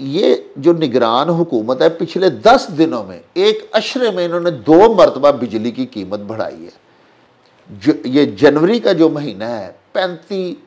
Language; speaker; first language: Urdu; non-native, local second language; Punjabi